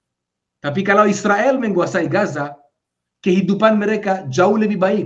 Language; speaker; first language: Indonesian; non-native, fluent; Hebrew